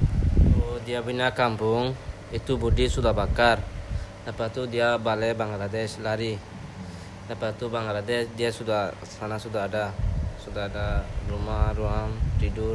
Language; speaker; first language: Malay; non-native, local second language; Rohingya